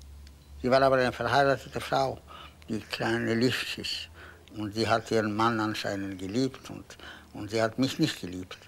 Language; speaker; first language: German; non-native, fluent; Polish